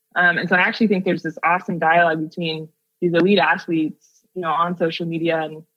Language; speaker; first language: English; native; English